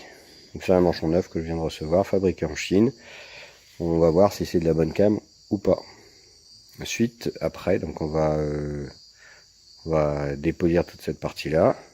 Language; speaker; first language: French; native; French